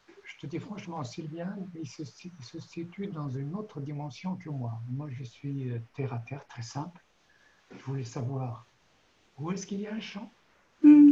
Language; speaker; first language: French; native; French